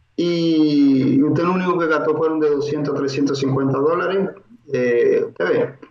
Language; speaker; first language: Spanish; native; Spanish